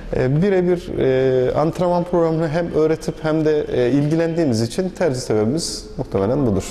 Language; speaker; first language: Turkish; native; Turkish